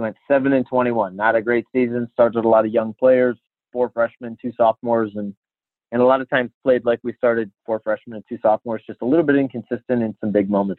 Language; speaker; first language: English; native; English